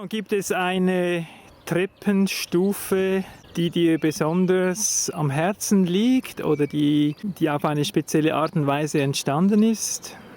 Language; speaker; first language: German; native; German